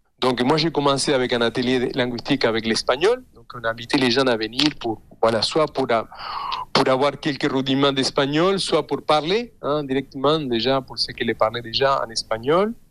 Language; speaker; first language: French; non-native, fluent; Spanish